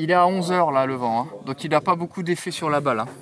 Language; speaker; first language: French; native; French